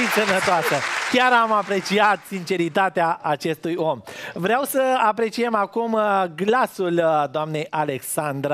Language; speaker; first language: Romanian; native; Romanian